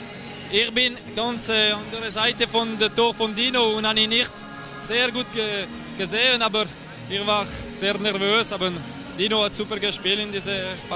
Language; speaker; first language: German; non-native, learner; French